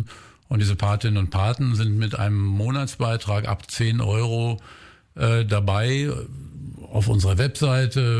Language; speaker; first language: German; native; German